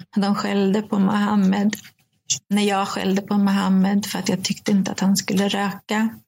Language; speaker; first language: Swedish; native; Swedish